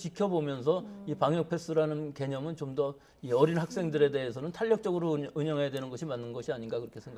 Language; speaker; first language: Korean; native; Korean